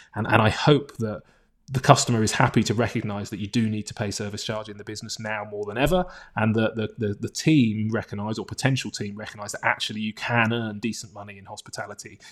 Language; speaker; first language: English; native; English